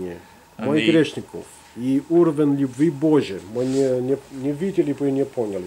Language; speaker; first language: Russian; non-native, fluent; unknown